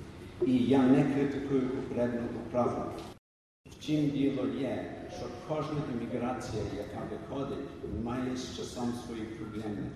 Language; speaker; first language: Ukrainian; early bilingual, other home language; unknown